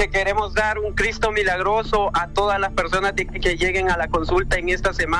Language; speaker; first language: Spanish; native; Spanish